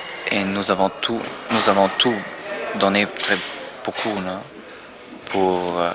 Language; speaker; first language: French; non-native, fluent; German